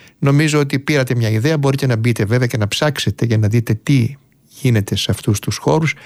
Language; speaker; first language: Greek; native; Greek